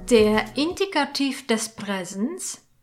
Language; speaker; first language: German; non-native, fluent; Polish